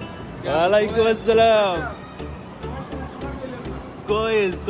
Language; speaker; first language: Arabic; non-native, learner; Bangla